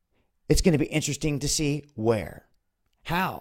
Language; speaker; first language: English; native; English